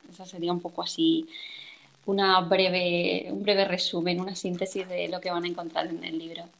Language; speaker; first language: Spanish; native; Spanish